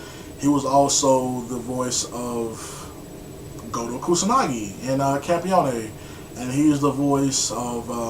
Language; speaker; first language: English; native; English